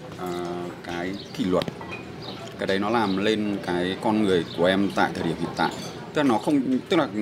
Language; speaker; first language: Vietnamese; native; Vietnamese